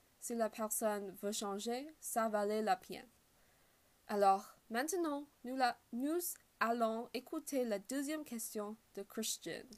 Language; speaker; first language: French; non-native, learner; English